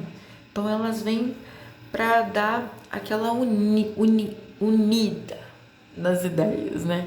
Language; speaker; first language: Portuguese; native; Portuguese